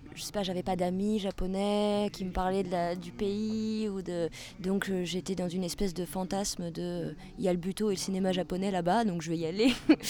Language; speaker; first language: French; native; French